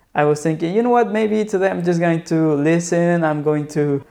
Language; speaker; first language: English; non-native, fluent; Spanish